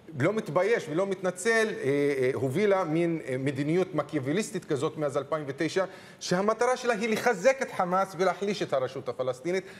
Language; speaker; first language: Hebrew; non-native, local second language; Arabic